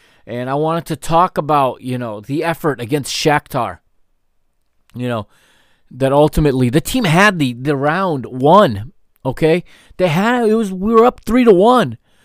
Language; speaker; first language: English; native; English